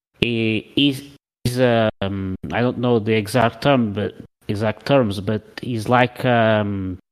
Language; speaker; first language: English; non-native, learner; Portuguese